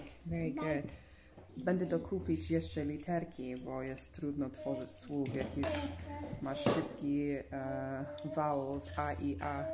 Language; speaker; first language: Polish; non-native, learner; English